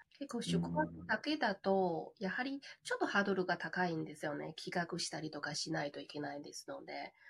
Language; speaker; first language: Japanese; non-native, fluent; Chinese